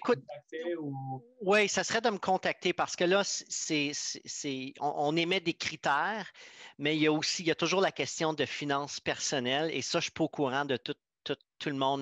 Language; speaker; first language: French; native; French